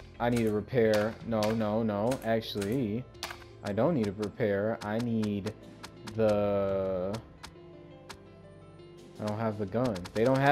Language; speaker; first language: English; native; English